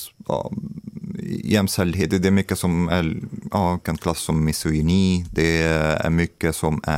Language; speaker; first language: Swedish; non-native, fluent; Arabic